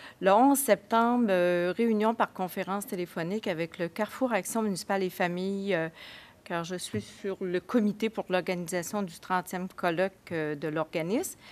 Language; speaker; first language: French; native; French